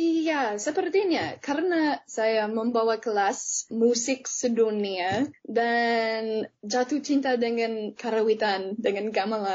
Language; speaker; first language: Indonesian; non-native, fluent; English